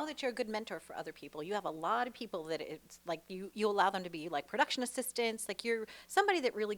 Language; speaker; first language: English; native; English